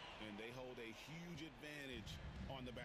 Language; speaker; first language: English; native; English